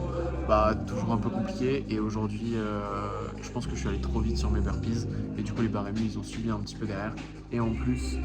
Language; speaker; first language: French; native; French